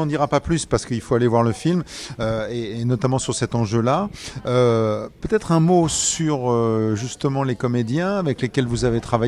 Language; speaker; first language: French; native; French